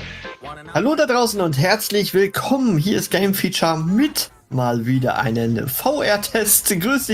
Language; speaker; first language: German; native; German